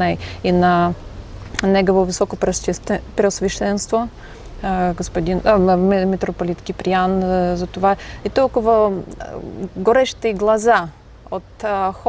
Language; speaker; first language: Bulgarian; non-native, fluent; Russian